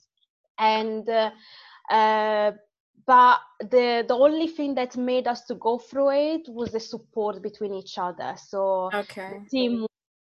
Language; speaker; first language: English; non-native, fluent; Italian